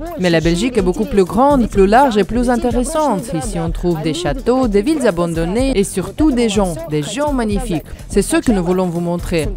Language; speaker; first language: French; non-native, fluent; Russian